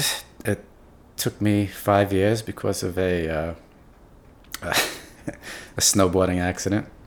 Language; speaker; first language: English; native; English